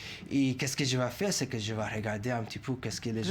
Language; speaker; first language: French; non-native, fluent; English